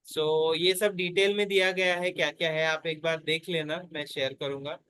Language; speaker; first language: Hindi; non-native, local second language; Marathi